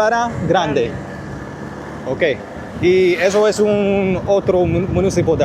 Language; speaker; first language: Spanish; non-native, learner; English